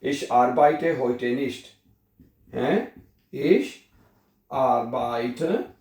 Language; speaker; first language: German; non-native, fluent; Urdu